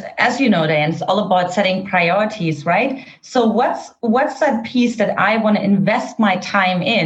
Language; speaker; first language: English; non-native, fluent; German